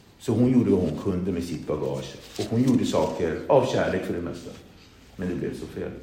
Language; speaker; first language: Swedish; early bilingual, other home language; Kabuverdianu